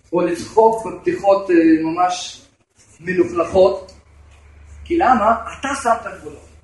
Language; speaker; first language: Hebrew; non-native, fluent; Russian